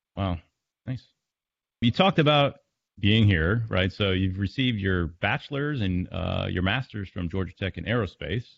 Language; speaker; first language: English; native; English